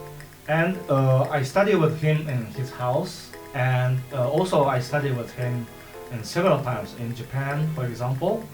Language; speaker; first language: English; non-native, learner; Japanese